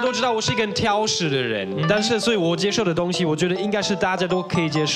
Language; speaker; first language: Chinese; non-native, fluent; German